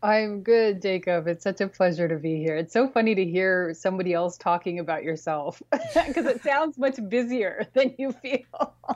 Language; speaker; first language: English; early bilingual, other home language; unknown